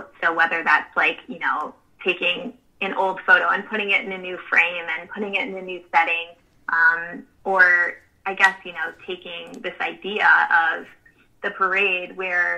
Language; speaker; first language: English; native; English